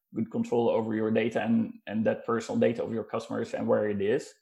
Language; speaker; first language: English; non-native, fluent; Dutch